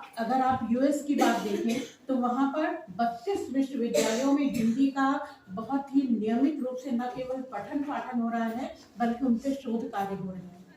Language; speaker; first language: Hindi; native; Hindi